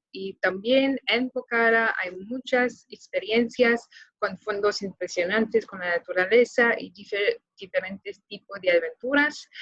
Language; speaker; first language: Spanish; non-native, fluent; French